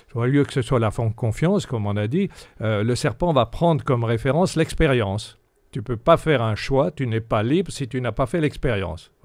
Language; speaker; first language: French; native; French